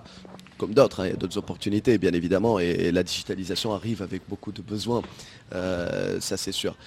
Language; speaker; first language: French; non-native, local second language; Arabic